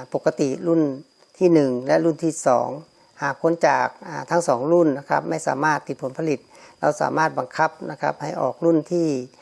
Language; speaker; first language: Thai; native; Thai